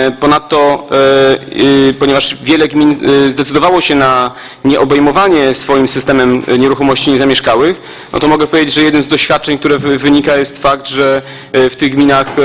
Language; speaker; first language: Polish; native; Polish